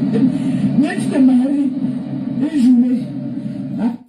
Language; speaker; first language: French; non-native, local second language; Lingala